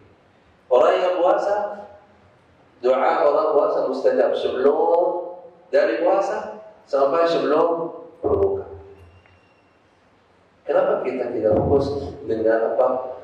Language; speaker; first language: Indonesian; non-native, fluent; Arabic